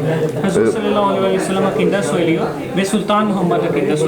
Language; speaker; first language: Turkish; non-native, learner; Urdu